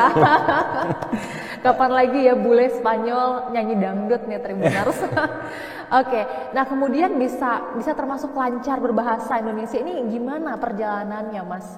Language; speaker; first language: Indonesian; native; Indonesian